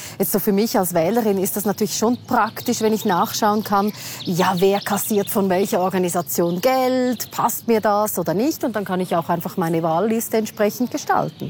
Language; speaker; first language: German; native; German